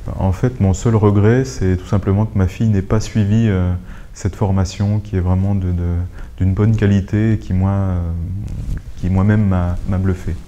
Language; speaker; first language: French; native; French